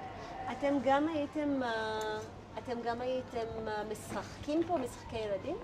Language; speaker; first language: Hebrew; native; Hebrew